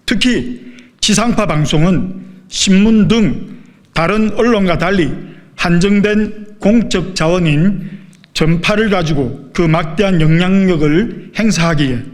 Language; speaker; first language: Korean; native; Korean